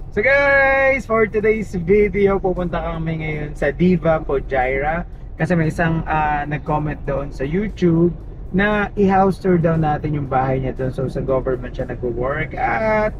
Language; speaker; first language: Filipino; native; Filipino